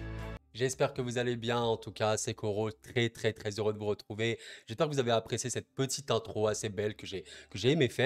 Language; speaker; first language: French; native; French